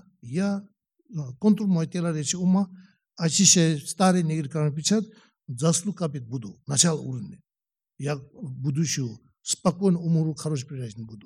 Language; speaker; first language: Russian; non-native, learner; Tibetan